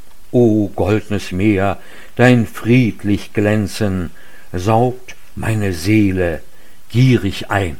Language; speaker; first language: German; native; German